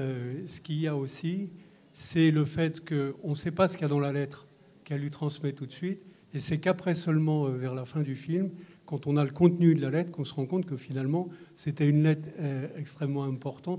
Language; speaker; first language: French; native; French